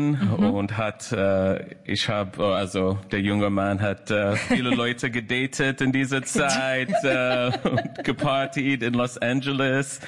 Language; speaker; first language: German; non-native, learner; English